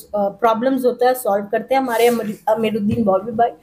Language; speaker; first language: Hindi; non-native, local second language; Urdu